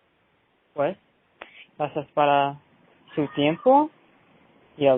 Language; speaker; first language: Spanish; early bilingual, heritage; Spanish